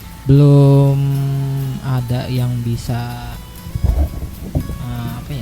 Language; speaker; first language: Indonesian; native; Indonesian